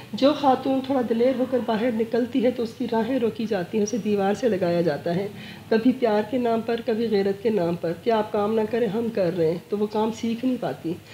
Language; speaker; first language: Urdu; native; Urdu